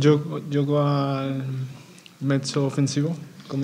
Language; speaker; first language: Italian; non-native, fluent; Spanish